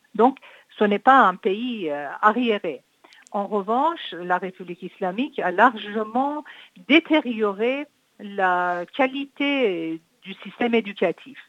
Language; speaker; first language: French; non-native, fluent; Persian